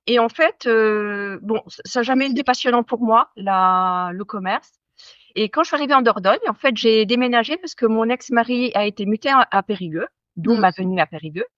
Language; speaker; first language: French; native; French